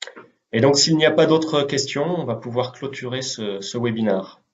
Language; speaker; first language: French; native; French